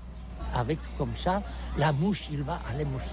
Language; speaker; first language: French; non-native, learner; Catalan